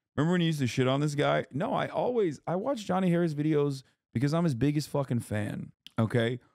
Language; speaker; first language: English; early bilingual, other home language; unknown